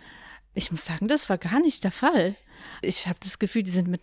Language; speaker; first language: German; native; German